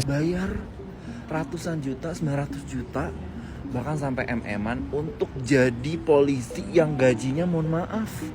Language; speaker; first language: Indonesian; native; Indonesian